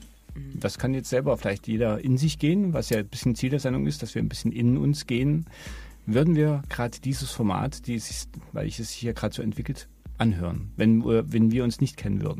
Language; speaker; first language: German; native; German